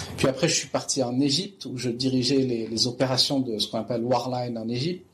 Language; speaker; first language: French; non-native, local second language; Arabic